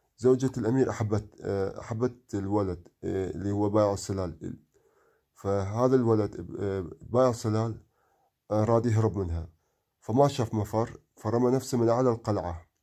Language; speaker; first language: Arabic; non-native, local second language; Kurdish